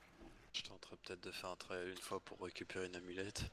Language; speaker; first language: French; native; French